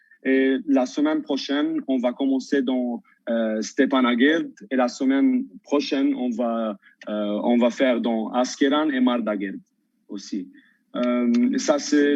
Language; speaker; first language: French; non-native, local second language; Armenian